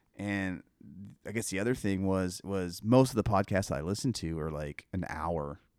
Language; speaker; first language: English; native; English